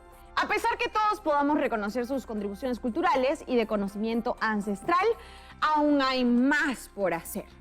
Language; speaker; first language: Spanish; native; Spanish